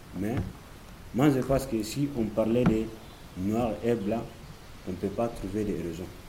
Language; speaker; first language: French; non-native, learner; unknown